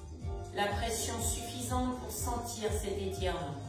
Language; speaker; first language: French; native; French